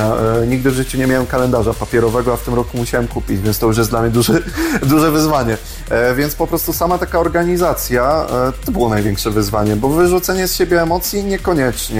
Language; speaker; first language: Polish; native; Polish